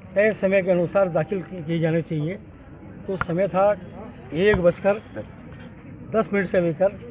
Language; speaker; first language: Hindi; native; Hindi